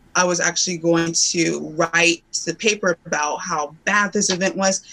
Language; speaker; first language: English; native; English